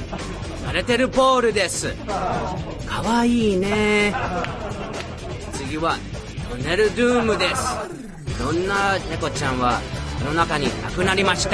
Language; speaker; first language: Japanese; non-native, learner; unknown